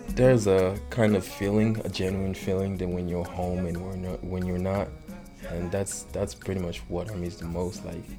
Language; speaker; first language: English; non-native, fluent; Haitian Creole